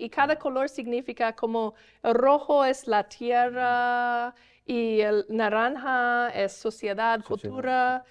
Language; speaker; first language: Spanish; non-native, learner; English